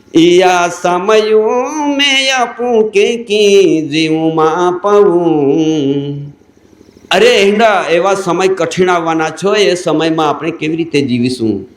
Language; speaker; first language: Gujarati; non-native, local second language; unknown